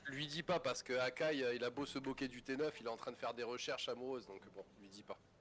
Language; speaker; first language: French; native; French